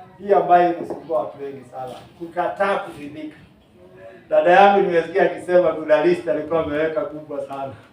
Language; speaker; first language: Swahili; non-native, local second language; Kikuyu